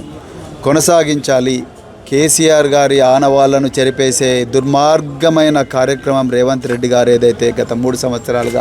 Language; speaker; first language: Telugu; native; Telugu